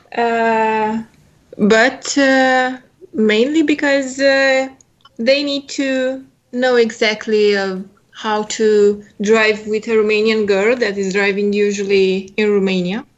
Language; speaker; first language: English; non-native, fluent; Romanian